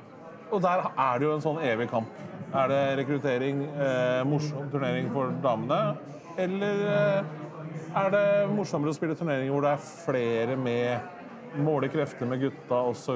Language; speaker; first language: Norwegian; native; Norwegian